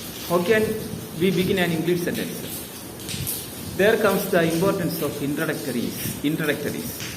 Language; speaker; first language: English; non-native, local second language; Malayalam